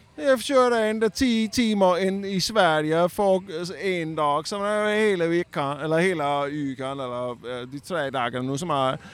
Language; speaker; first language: Swedish; non-native, learner; Danish